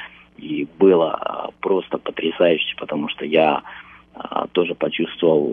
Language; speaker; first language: Russian; early bilingual, heritage; Russian